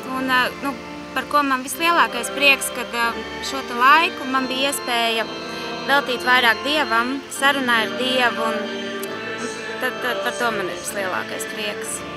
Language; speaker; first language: Latvian; native; Latvian